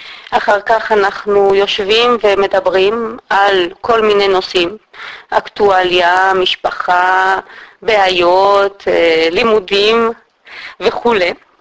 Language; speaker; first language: Hebrew; native; Hebrew